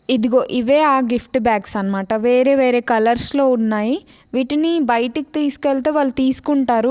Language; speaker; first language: Telugu; non-native, local second language; Lambadi